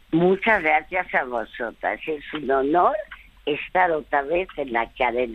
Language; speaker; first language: Spanish; early bilingual, other home language; French